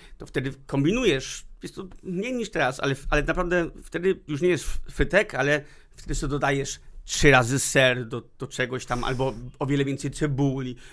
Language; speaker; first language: Polish; early bilingual, heritage; Polish